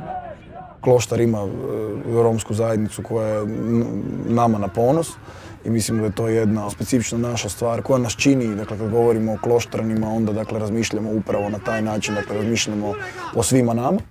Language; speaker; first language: Croatian; native; Croatian